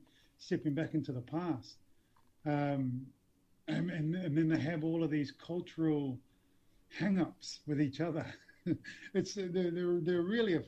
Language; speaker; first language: English; native; English